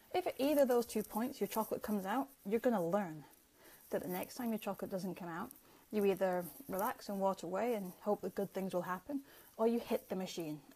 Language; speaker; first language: English; native; English